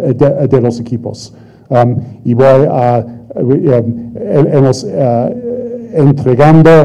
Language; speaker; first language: Spanish; non-native, fluent; English